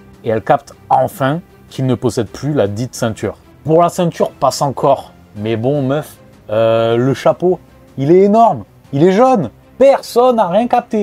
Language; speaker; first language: French; native; French